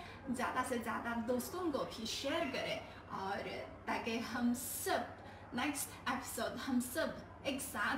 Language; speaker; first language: Hindi; non-native, learner; Chinese